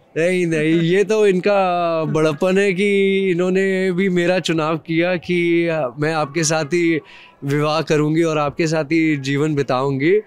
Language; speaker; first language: Hindi; native; Hindi